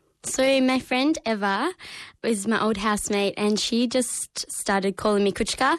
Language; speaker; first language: English; native; English